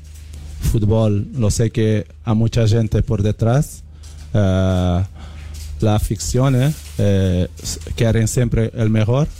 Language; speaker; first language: Spanish; non-native, fluent; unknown